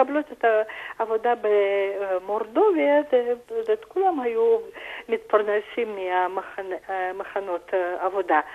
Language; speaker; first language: Hebrew; non-native, fluent; Russian